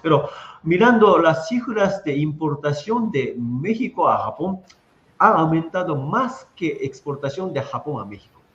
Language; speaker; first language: Spanish; non-native, fluent; Japanese